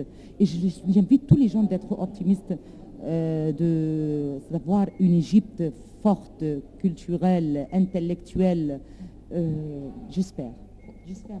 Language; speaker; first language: French; non-native, learner; Arabic